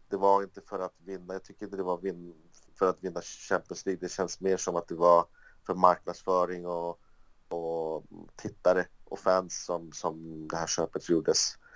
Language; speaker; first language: Swedish; early bilingual, other home language; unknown